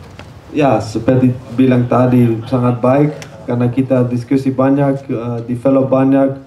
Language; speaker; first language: Indonesian; non-native, learner; Dutch